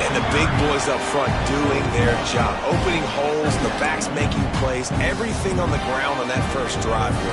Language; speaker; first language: English; native; English